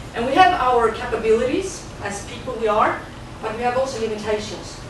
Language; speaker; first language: English; non-native, fluent; Swedish